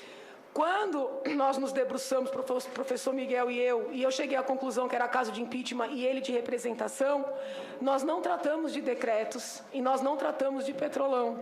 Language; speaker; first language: Portuguese; native; Portuguese